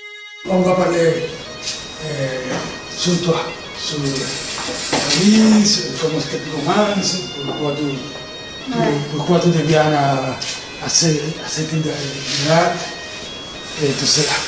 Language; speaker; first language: French; non-native, fluent; Spanish